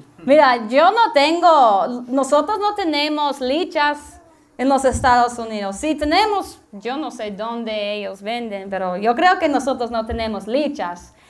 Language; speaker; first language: Spanish; non-native, learner; English